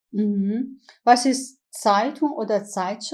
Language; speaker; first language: German; non-native, learner; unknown